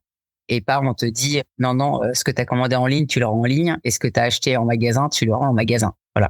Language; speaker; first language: French; native; French